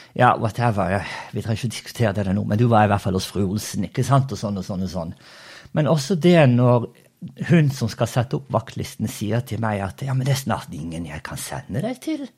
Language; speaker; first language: Norwegian; early bilingual, other home language; Portuguese